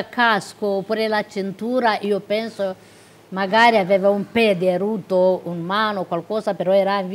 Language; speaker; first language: Italian; non-native, local second language; Romanian